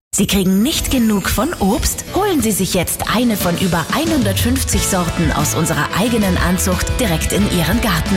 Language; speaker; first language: German; native; German